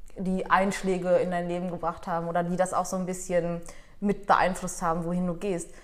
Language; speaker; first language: German; native; German